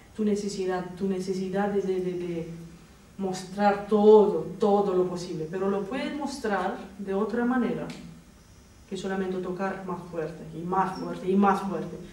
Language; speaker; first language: Spanish; non-native, fluent; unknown